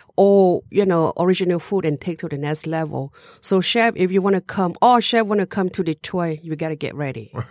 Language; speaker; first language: English; non-native, learner; Hmong